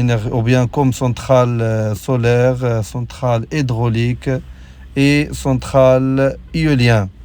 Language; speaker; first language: French; non-native, local second language; Arabic